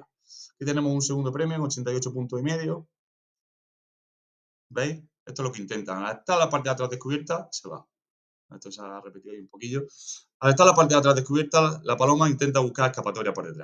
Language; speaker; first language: Spanish; native; Spanish